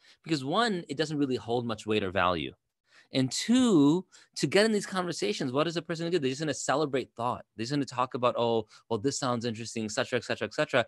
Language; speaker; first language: English; native; English